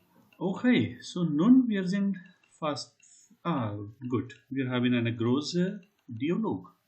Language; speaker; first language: German; non-native, learner; Hindi